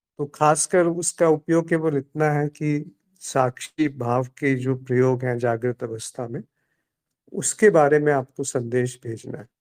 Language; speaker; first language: Hindi; native; Hindi